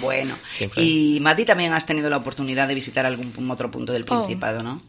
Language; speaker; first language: Spanish; native; Spanish